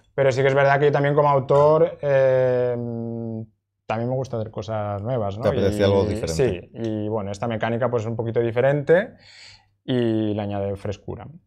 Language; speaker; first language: Spanish; native; Spanish